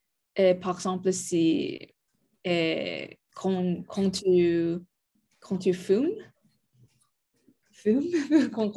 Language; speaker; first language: French; non-native, learner; Spanish